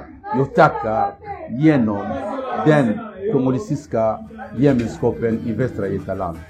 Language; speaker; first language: Swedish; non-native, learner; Lingala